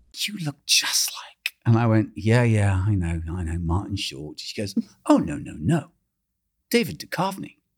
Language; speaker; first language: English; native; English